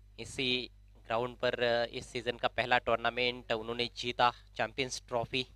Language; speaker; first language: Hindi; non-native, local second language; Marathi